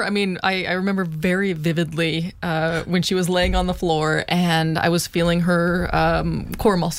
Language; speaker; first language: English; native; English